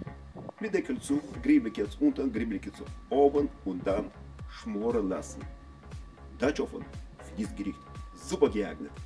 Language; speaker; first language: German; non-native, learner; Russian